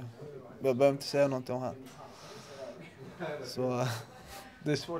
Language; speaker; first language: Swedish; non-native, local second language; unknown